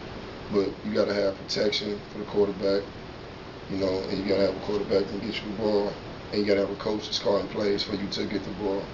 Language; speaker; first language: English; native; English